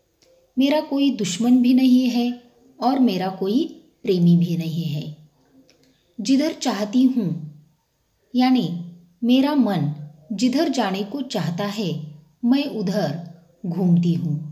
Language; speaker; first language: Hindi; non-native, local second language; Marathi